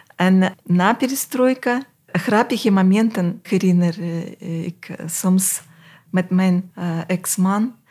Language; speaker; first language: Dutch; non-native, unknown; Russian